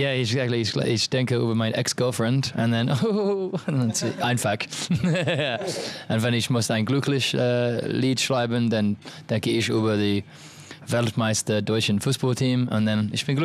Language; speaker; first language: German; non-native, learner; English